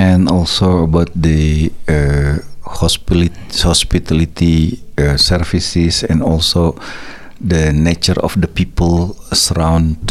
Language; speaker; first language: English; non-native, learner; Indonesian